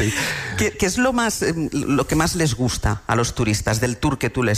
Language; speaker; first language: Spanish; native; Spanish